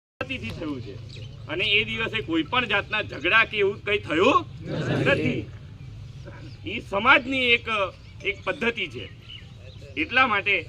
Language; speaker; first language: Gujarati; native; Gujarati